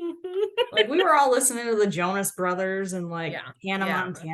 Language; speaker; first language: English; native; English